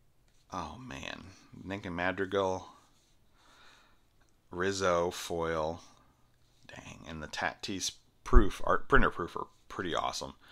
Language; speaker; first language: English; native; English